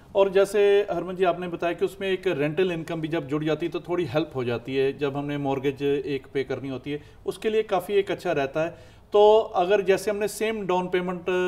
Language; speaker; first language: Hindi; non-native, local second language; Punjabi